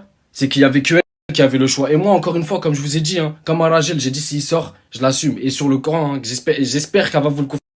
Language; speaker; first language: French; native; French